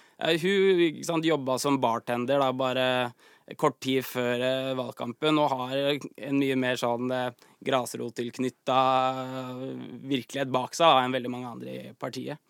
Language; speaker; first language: Norwegian; native; Norwegian